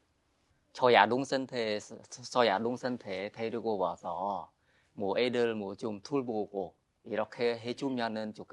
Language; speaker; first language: Korean; non-native, fluent; Khmer